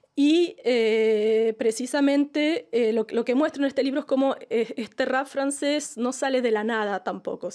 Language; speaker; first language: Spanish; native; Spanish